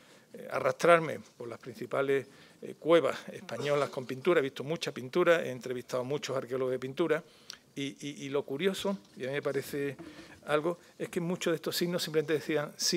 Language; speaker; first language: Spanish; native; Spanish